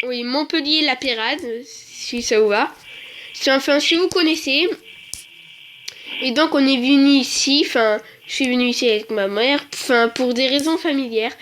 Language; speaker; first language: French; native; French